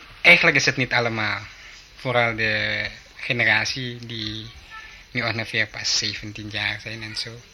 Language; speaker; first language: Dutch; early bilingual, heritage; Dutch